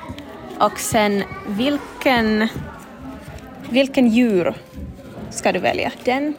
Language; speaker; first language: Swedish; non-native, learner; Finnish